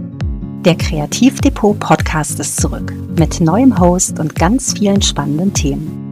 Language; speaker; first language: German; native; German